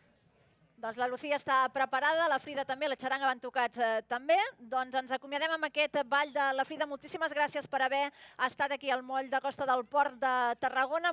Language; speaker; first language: Catalan; native; Catalan